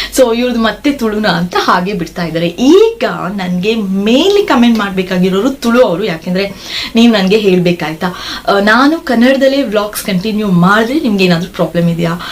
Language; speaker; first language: Kannada; non-native, local second language; Tulu